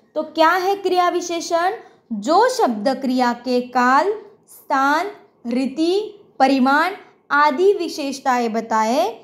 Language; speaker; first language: Hindi; non-native, local second language; Marathi